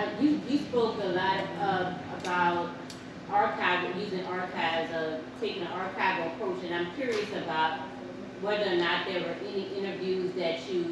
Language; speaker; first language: English; native; English